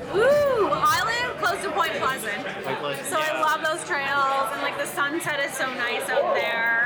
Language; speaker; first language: English; native; English